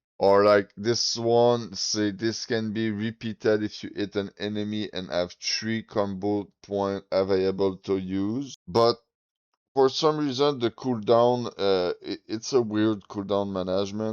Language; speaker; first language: English; non-native, fluent; French